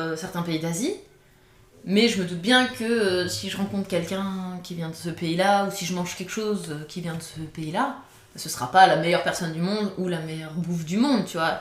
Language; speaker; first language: French; native; French